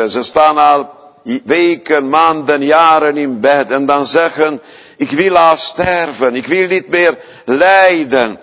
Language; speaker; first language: Dutch; non-native, fluent; Hungarian